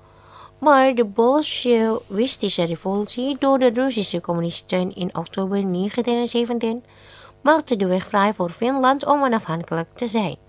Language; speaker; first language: Dutch; non-native, fluent; Indonesian